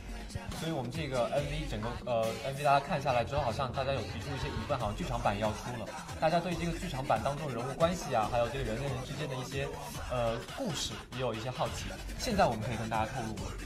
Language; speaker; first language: Chinese; native; Chinese